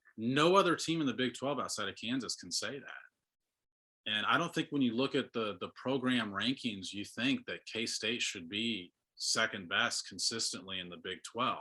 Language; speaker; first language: English; native; English